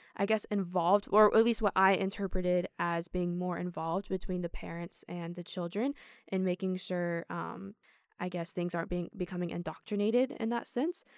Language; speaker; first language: English; native; English